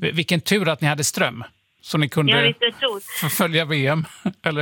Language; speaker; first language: Swedish; native; Swedish